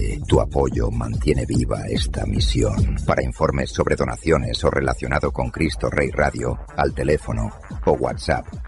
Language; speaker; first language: Spanish; native; Spanish